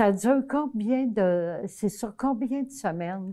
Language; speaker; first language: French; native; French